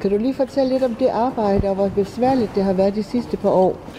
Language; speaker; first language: Danish; native; Danish